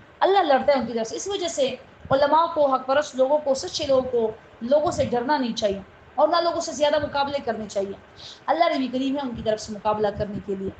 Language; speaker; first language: Urdu; non-native, local second language; Pashto